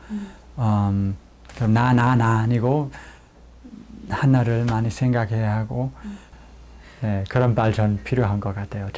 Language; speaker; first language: Korean; non-native, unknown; English